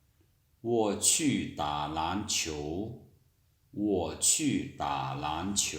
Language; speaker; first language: Chinese; non-native, fluent; Lao